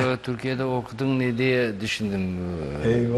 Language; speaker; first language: Turkish; non-native, learner; Bosnian